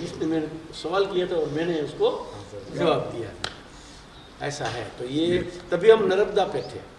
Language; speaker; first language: Hindi; non-native, local second language; Gujarati